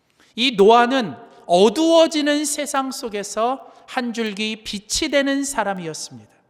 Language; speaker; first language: Korean; native; Korean